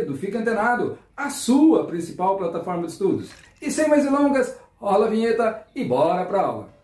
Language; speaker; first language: Portuguese; native; Portuguese